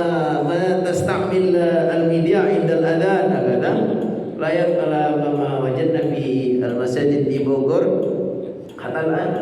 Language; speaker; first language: Arabic; non-native, fluent; Indonesian